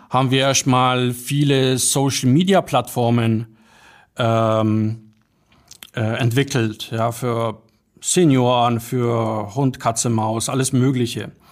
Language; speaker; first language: German; early bilingual, other home language; Polish